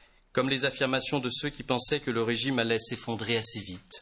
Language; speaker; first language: French; native; French